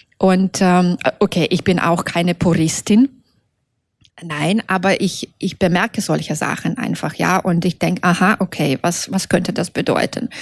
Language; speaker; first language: German; non-native, fluent; Russian